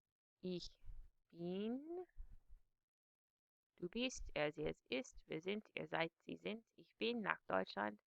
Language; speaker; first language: German; non-native, fluent; English